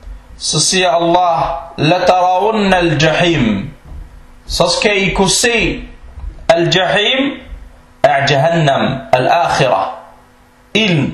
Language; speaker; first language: Danish; early bilingual, other home language; Arabic